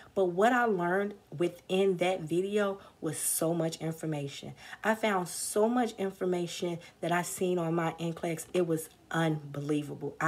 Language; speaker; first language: English; native; English